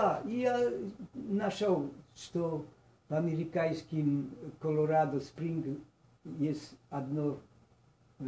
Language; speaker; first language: Russian; non-native, learner; Polish